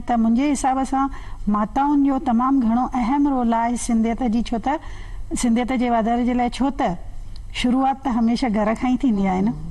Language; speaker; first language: Sindhi; native; Sindhi